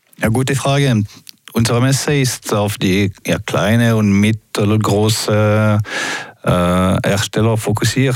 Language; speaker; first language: German; non-native, local second language; French